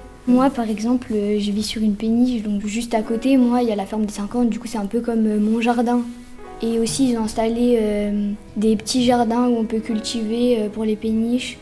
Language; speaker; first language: French; native; French